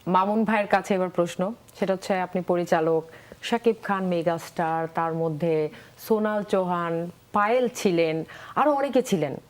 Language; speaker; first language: Bangla; native; Bangla